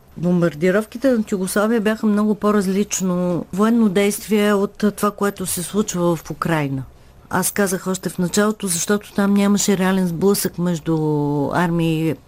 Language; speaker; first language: Bulgarian; native; Bulgarian